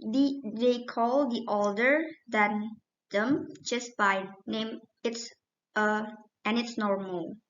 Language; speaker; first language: English; non-native, learner; Indonesian